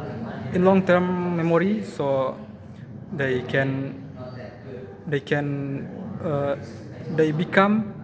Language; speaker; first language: English; non-native, learner; Indonesian